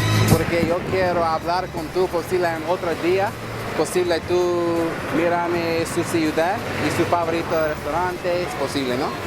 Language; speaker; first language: Spanish; non-native, learner; English